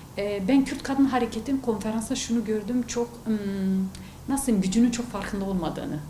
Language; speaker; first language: Turkish; non-native, local second language; Kurdish